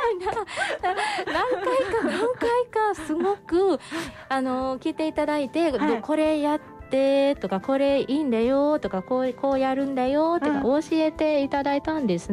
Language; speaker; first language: Japanese; non-native, fluent; Thai